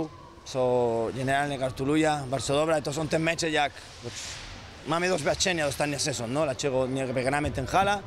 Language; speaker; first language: Polish; non-native, learner; Spanish